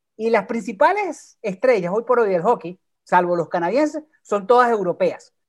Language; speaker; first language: Spanish; native; Spanish